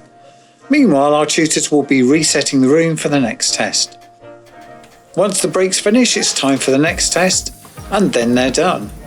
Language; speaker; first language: English; native; English